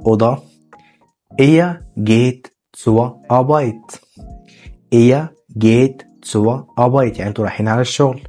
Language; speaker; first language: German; non-native, fluent; Arabic